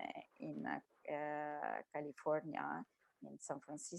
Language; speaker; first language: English; non-native, learner; Italian